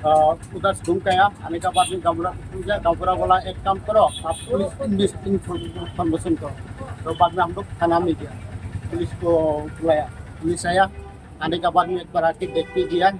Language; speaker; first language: Hindi; non-native, local second language; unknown